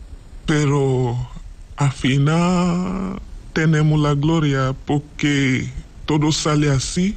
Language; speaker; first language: Spanish; non-native, learner; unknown